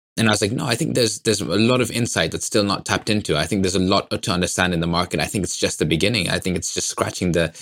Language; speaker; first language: English; non-native, local second language; Swahili